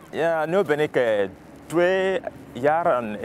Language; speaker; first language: Dutch; non-native, learner; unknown